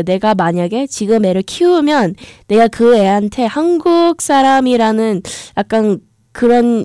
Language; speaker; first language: Korean; early bilingual, heritage; English